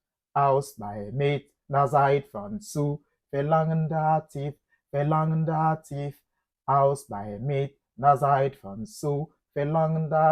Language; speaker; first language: German; non-native, fluent; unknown